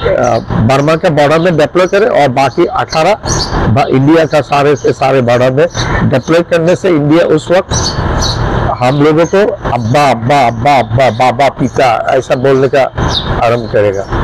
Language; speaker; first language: Hindi; non-native, learner; Bangla